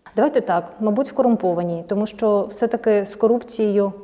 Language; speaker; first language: Ukrainian; native; Ukrainian